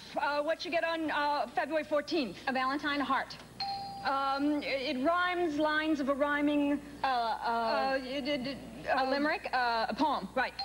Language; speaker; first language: English; native; English